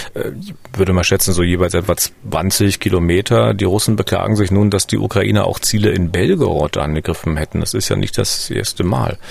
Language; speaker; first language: German; native; German